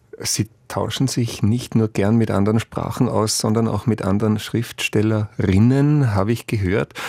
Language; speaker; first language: German; native; German